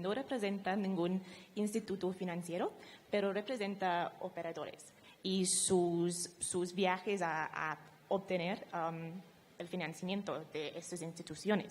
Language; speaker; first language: Spanish; non-native, fluent; English